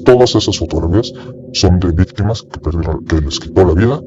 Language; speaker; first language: Spanish; native; Spanish